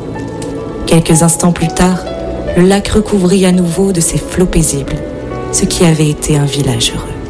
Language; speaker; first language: French; native; French